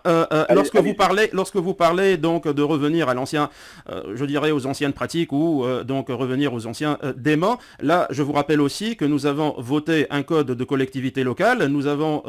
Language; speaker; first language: French; non-native, local second language; Arabic